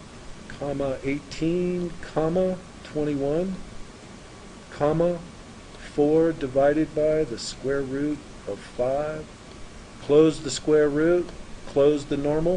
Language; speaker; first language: English; native; English